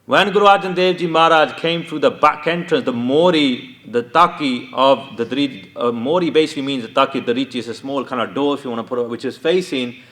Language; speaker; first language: English; early bilingual, other home language; Punjabi